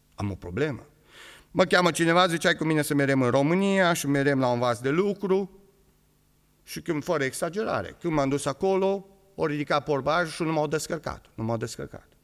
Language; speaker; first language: Romanian; native; Romanian